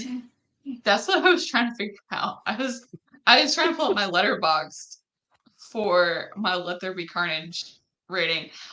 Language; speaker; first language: English; native; English